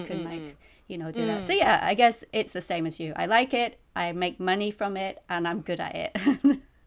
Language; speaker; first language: English; native; English